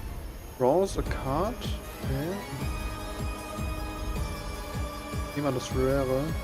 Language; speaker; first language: German; native; German